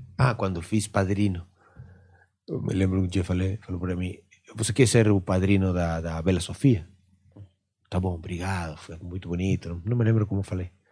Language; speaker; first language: Portuguese; non-native, fluent; Spanish